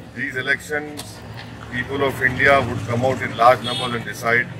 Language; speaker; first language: English; non-native, local second language; Urdu